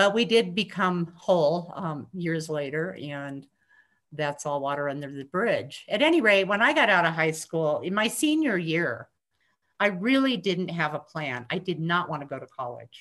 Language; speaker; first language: English; native; English